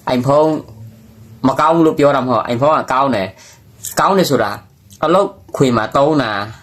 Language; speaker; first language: Burmese; non-native, local second language; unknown